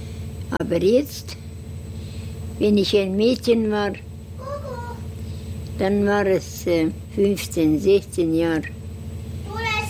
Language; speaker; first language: German; non-native, learner; Estonian